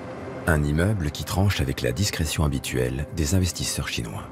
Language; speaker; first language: French; native; French